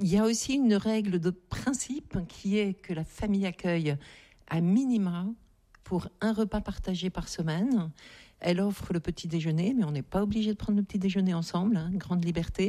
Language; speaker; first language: French; native; French